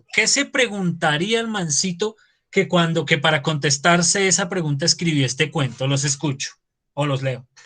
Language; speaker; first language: Spanish; native; Spanish